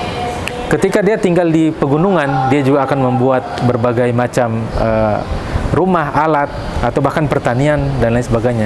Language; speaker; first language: Indonesian; native; Indonesian